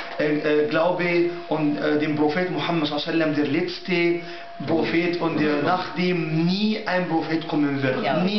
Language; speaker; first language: German; non-native, learner; Arabic